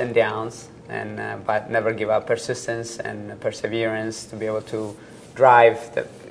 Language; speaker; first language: English; early bilingual, other home language; Tigrinya